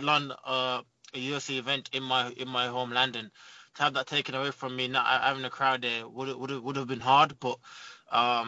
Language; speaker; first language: English; native; English